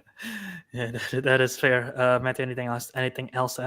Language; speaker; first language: English; native; English